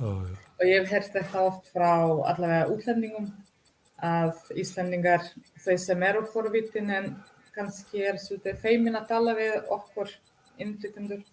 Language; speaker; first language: Icelandic; non-native, learner; Russian